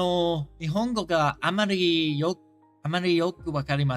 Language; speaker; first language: Japanese; non-native, learner; English